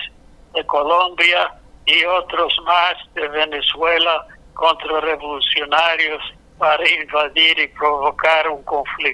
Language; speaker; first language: Spanish; non-native, fluent; English